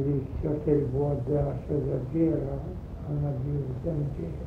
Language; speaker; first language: French; native; French